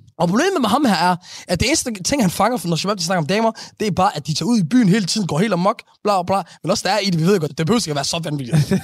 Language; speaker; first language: Danish; early bilingual, other home language; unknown